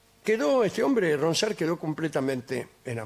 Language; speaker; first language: Spanish; native; Spanish